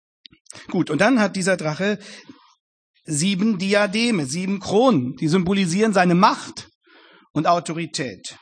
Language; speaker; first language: German; native; German